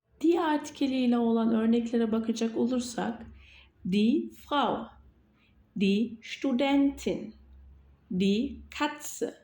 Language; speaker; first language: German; non-native, fluent; Turkish